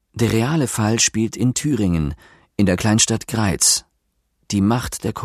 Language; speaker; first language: German; native; German